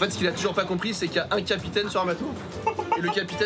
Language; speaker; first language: French; native; French